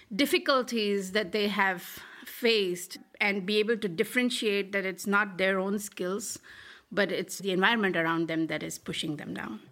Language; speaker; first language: English; non-native, local second language; Hindi